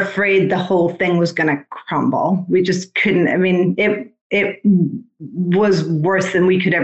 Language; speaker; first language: English; native; English